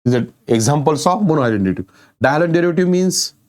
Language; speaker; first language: English; non-native, local second language; Marathi